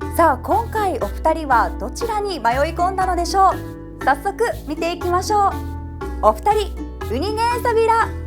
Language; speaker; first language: Japanese; native; Japanese